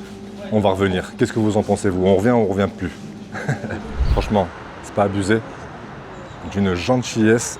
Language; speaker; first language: French; native; French